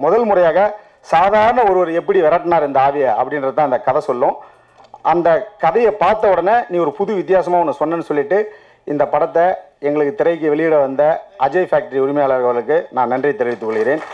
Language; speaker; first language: Tamil; native; Tamil